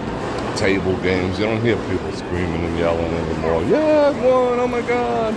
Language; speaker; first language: English; native; English